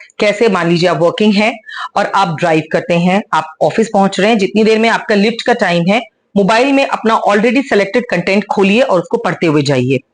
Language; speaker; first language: Hindi; native; Hindi